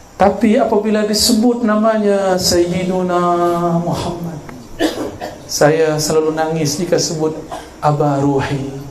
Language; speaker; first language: Malay; non-native, local second language; Minangkabau